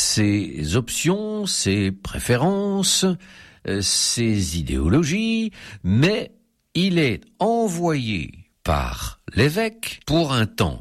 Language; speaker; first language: French; native; French